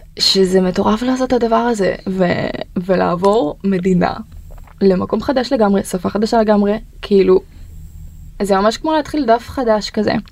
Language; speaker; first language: Hebrew; early bilingual, other home language; Russian